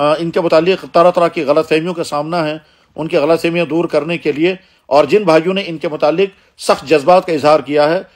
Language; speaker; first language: Urdu; non-native, local second language; Kashmiri